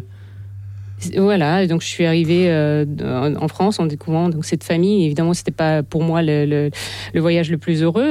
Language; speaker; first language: French; non-native, fluent; Russian